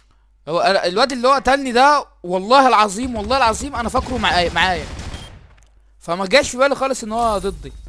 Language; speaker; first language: Arabic; native; Arabic